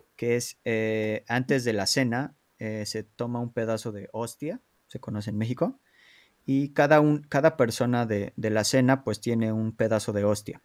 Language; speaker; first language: Spanish; native; Spanish